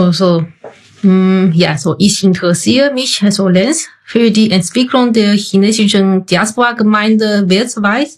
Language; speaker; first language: German; non-native, fluent; Chinese